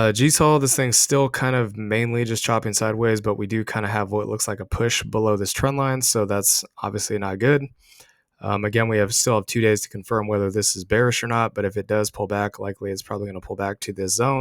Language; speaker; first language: English; native; English